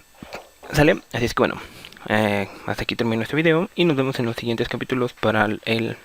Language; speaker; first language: Spanish; native; Spanish